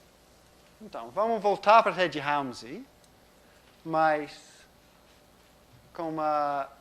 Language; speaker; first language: Portuguese; non-native, fluent; English